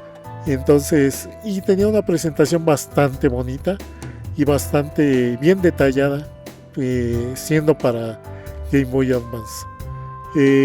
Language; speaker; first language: Spanish; native; Spanish